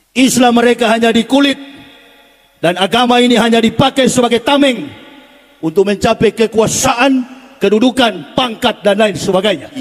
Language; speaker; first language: Indonesian; native; Indonesian